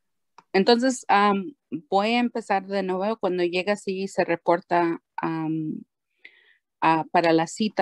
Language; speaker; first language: Spanish; early bilingual, heritage; Spanish